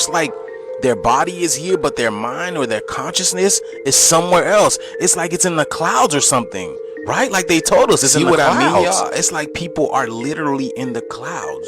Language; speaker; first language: English; native; English